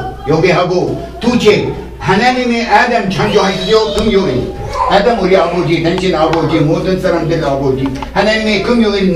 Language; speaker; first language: Korean; non-native, learner; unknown